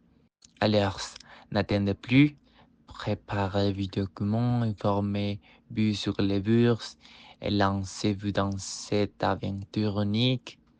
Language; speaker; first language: French; non-native, fluent; Spanish